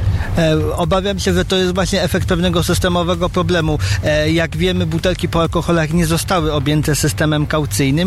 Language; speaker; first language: Polish; native; Polish